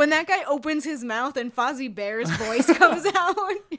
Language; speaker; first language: English; native; English